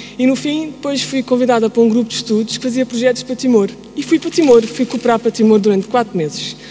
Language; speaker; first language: Portuguese; early bilingual, heritage; Portuguese